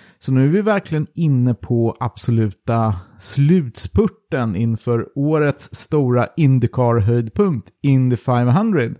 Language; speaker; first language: Swedish; early bilingual, other home language; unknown